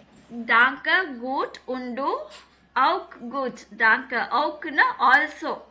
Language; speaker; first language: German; non-native, fluent; Tamil